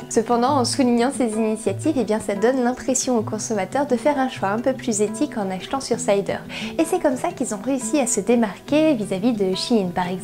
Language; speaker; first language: French; native; French